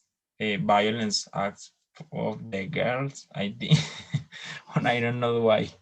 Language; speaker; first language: English; non-native, learner; Spanish